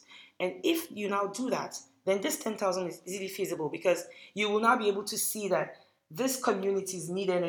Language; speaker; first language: English; non-native, local second language; Hausa